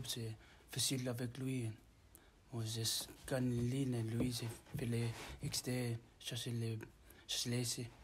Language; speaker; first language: French; non-native, learner; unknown